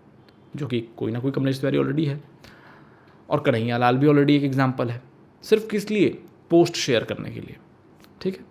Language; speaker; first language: Hindi; native; Hindi